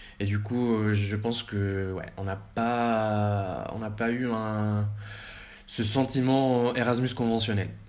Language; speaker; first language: French; early bilingual, heritage; French